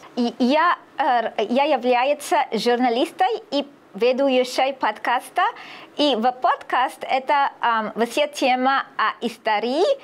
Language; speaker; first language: Russian; non-native, learner; English